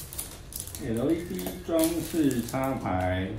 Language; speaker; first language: Chinese; native; Chinese